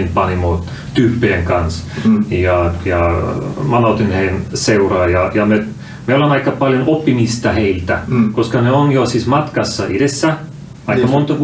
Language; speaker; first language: Finnish; non-native, fluent; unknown